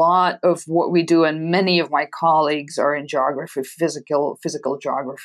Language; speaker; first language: English; non-native, fluent; Dutch